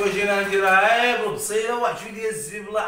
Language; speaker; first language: Arabic; native; Arabic